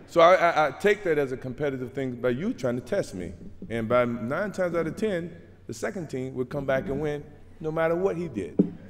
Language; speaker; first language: English; native; English